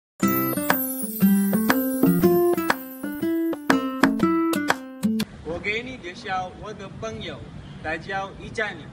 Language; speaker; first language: Chinese; non-native, learner; Malay